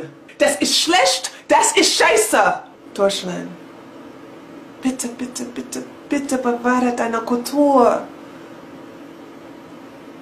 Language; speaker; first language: German; non-native, learner; English